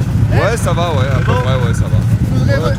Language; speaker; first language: French; native; French